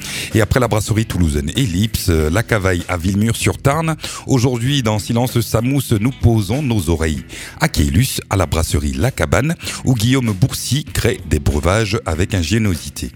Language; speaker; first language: French; native; French